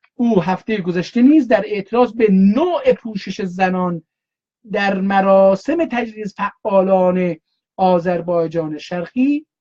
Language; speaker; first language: Persian; non-native, local second language; Azerbaijani